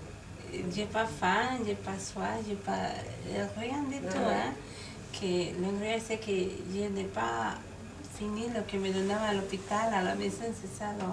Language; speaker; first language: French; non-native, learner; Spanish